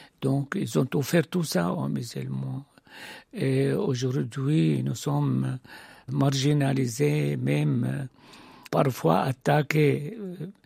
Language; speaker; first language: French; non-native, fluent; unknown